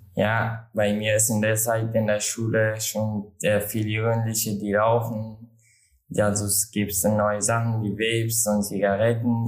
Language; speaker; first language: German; non-native, learner; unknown